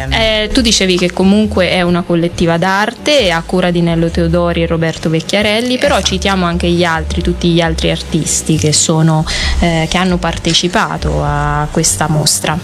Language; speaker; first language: Italian; native; Italian